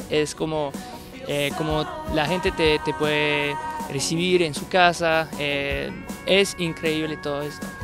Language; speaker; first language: Spanish; non-native, fluent; French